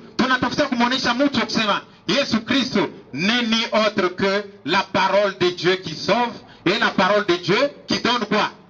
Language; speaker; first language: French; non-native, local second language; Swahili